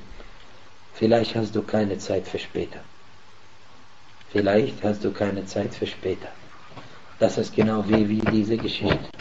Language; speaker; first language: German; non-native, fluent; Arabic